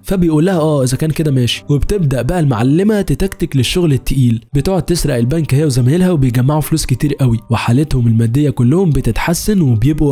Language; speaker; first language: Arabic; native; Arabic